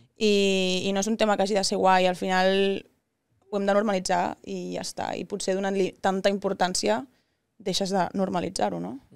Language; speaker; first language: Catalan; non-native, local second language; Spanish